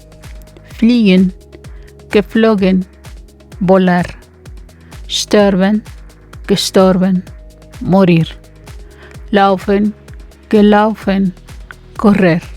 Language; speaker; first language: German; non-native, fluent; Spanish